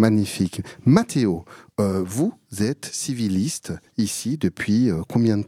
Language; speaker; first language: French; native; French